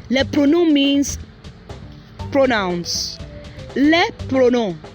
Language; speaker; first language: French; non-native, fluent; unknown